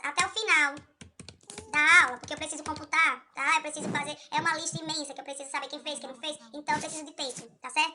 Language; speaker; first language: Portuguese; native; Portuguese